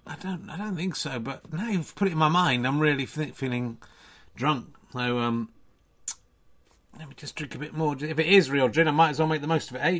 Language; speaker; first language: English; native; English